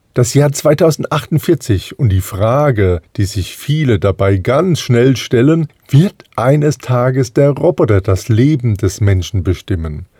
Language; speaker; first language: German; native; German